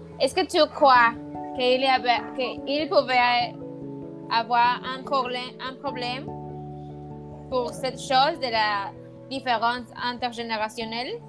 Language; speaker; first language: French; non-native, learner; Spanish